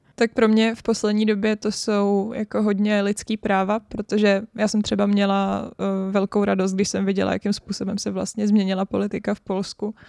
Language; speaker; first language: Czech; native; Czech